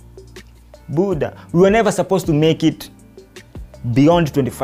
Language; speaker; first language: English; non-native, local second language; Swahili